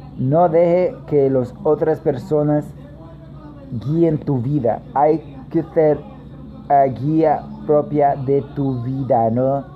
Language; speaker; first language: Spanish; non-native, learner; English